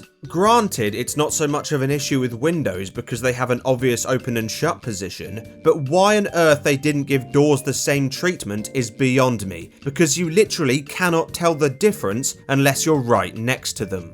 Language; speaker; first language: English; native; English